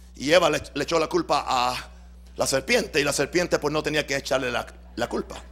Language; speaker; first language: Spanish; native; Spanish